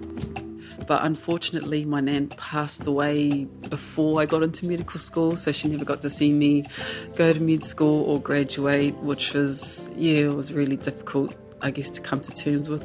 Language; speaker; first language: English; non-native, local second language; Māori